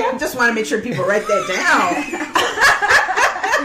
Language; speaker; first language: English; early bilingual, other home language; Spanish